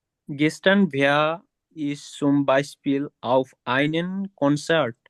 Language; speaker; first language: German; non-native, learner; Bangla